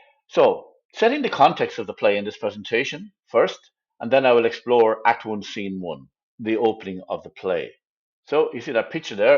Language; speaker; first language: English; native; English